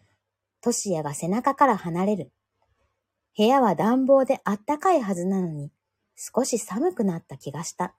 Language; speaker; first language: Japanese; native; Japanese